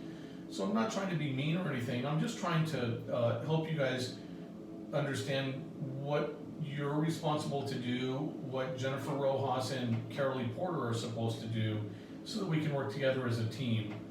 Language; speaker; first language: English; native; English